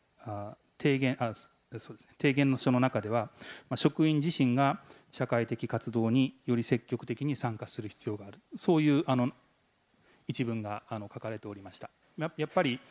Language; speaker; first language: Japanese; native; Japanese